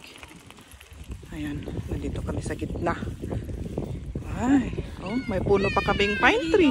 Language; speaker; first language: Filipino; native; Filipino